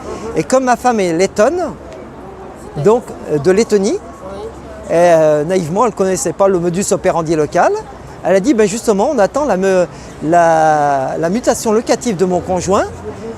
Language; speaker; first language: French; native; French